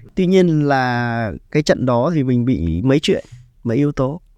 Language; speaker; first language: Vietnamese; native; Vietnamese